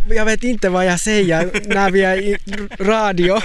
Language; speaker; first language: Swedish; non-native, learner; Finnish